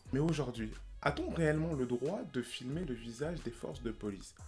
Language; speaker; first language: French; native; French